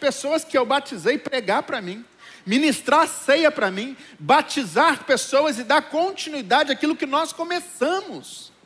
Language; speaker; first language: Portuguese; native; Portuguese